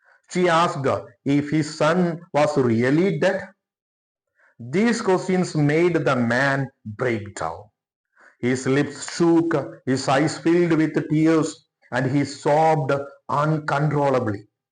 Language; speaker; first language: English; non-native, local second language; Malayalam